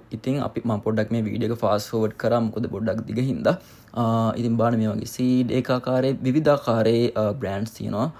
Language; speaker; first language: Sinhala; native; Sinhala